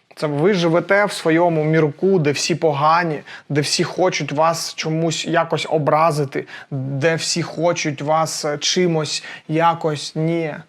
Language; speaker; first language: Ukrainian; non-native, local second language; Russian